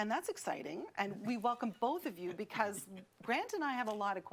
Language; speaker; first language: English; native; English